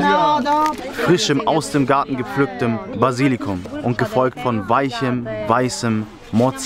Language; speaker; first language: German; native; German